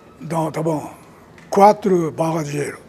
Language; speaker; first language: Portuguese; non-native, learner; Japanese